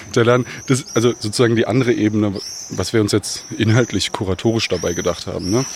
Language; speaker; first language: German; early bilingual, other home language; Bosnian